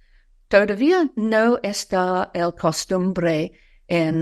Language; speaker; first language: Spanish; non-native, fluent; English